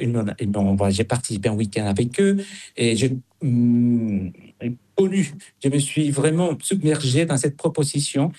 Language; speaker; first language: French; non-native, fluent; Spanish